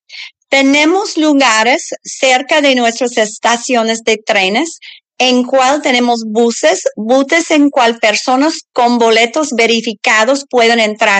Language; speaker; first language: Spanish; early bilingual, other home language; English